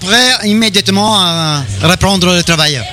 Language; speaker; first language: French; non-native, learner; Italian